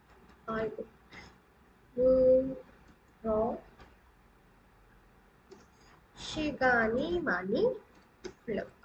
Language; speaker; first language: Korean; non-native, fluent; Hindi